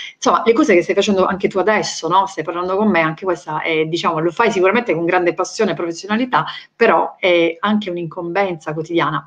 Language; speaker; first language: Italian; native; Italian